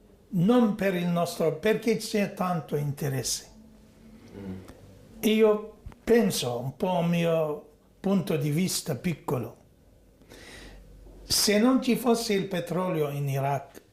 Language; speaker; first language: Italian; non-native, fluent; Arabic